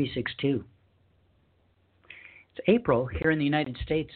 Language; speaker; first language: English; native; English